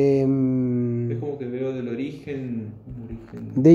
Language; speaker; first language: Spanish; native; Spanish